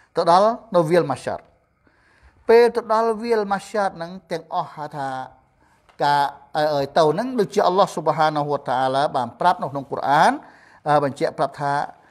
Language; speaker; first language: Khmer; non-native, local second language; Eastern Cham